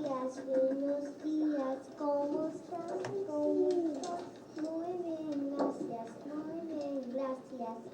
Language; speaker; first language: Spanish; non-native, learner; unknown